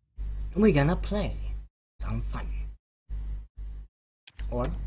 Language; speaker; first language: English; non-native, learner; Swedish